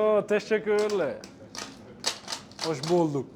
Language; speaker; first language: Turkish; non-native, learner; Italian